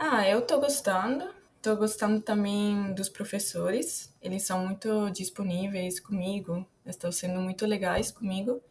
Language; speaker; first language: Portuguese; non-native, fluent; Italian